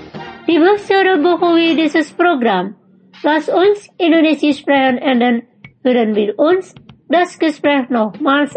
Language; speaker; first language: German; non-native, fluent; Indonesian